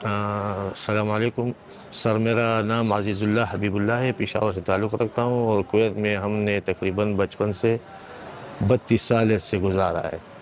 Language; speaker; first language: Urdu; non-native, fluent; Pashto